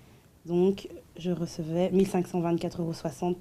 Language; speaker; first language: French; native; French